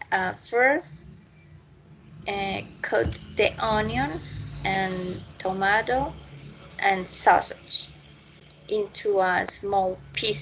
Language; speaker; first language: English; non-native, learner; Spanish